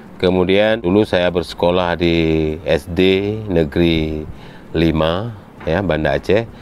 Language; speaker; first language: Malay; non-native, local second language; Achinese